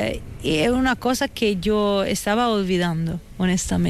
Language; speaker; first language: Spanish; non-native, fluent; Italian